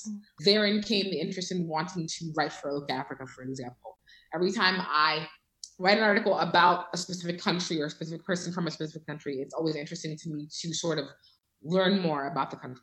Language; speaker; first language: English; native; English